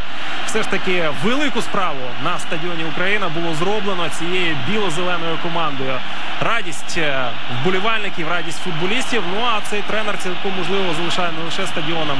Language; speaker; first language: Ukrainian; native; Ukrainian